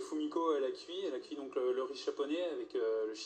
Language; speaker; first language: French; native; French